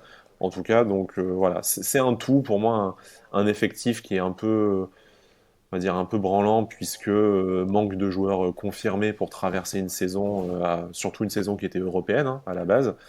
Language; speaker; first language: French; native; French